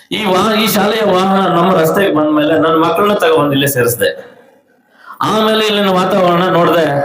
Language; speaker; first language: Kannada; native; Kannada